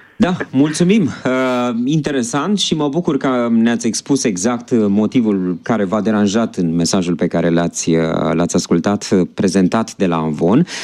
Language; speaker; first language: Romanian; native; Romanian